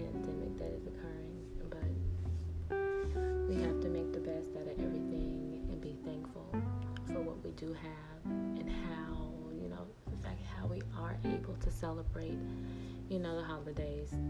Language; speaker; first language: English; native; English